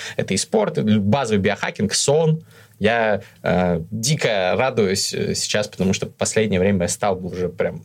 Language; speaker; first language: Russian; native; Russian